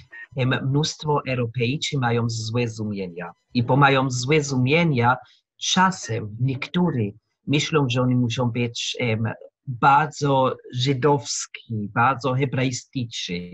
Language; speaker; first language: Polish; non-native, learner; German